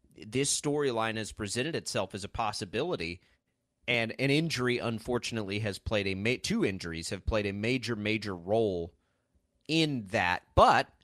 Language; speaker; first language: English; native; English